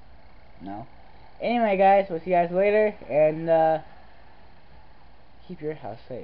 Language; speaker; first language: English; native; English